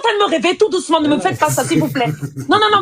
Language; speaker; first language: French; native; French